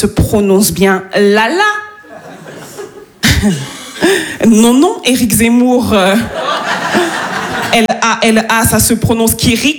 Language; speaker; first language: French; native; French